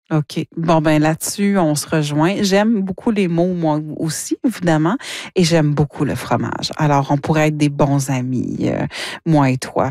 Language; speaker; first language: French; native; French